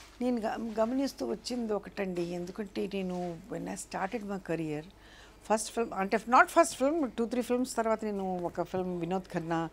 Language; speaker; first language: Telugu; non-native, local second language; Urdu